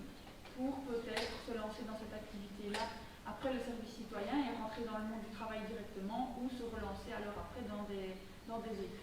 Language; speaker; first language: French; native; French